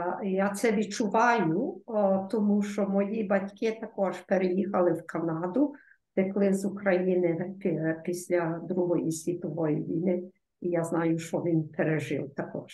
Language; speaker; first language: Ukrainian; early bilingual, heritage; Ukrainian